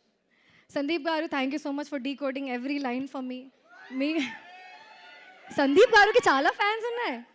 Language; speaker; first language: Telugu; non-native, fluent; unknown